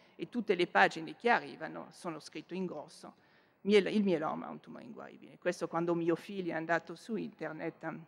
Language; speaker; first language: Italian; non-native, fluent; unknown